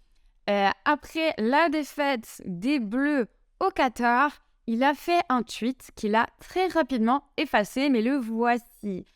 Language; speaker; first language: French; native; French